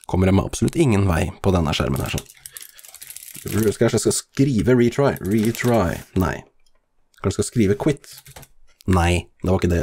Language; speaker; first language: Norwegian; native; Norwegian